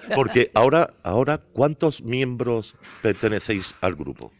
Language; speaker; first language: Spanish; native; Spanish